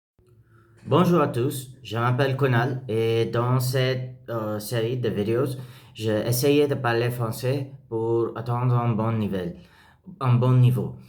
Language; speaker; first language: French; non-native, learner; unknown